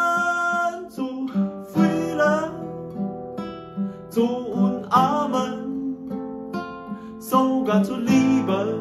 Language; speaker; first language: German; non-native, learner; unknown